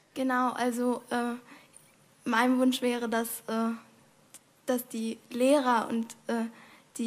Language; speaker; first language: German; non-native, fluent; Arabic